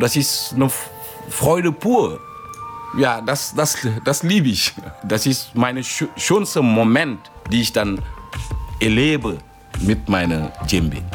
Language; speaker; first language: German; non-native, fluent; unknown